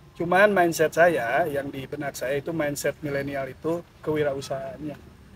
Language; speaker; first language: Indonesian; native; Indonesian